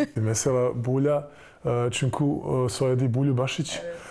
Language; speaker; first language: Turkish; non-native, fluent; Serbian